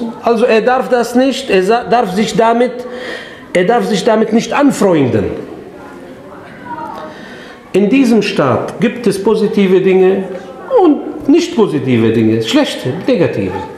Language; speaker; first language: German; non-native, fluent; Arabic